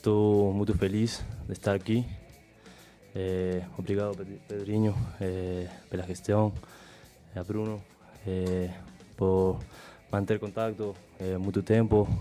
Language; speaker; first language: Portuguese; non-native, fluent; Spanish